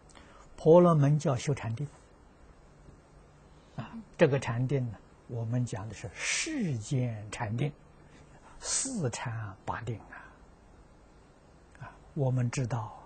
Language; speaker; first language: Chinese; native; Chinese